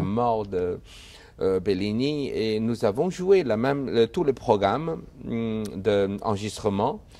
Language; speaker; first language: French; non-native, fluent; Chinese